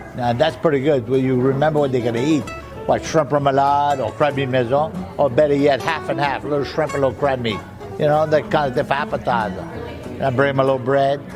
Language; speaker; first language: English; early bilingual, other home language; French